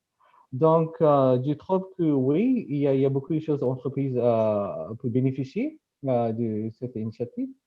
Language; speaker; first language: French; non-native, fluent; Japanese